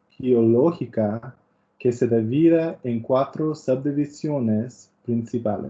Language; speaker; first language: Spanish; non-native, learner; English